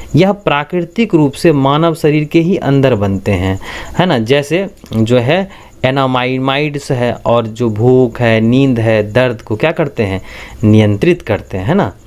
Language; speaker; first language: Hindi; native; Hindi